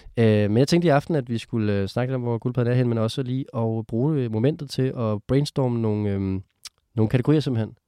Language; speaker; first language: Danish; native; Danish